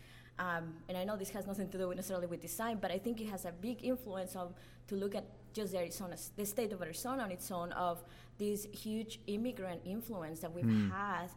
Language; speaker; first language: English; non-native, fluent; Spanish